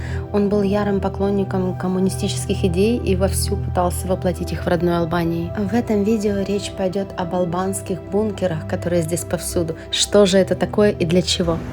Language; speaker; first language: Russian; native; Russian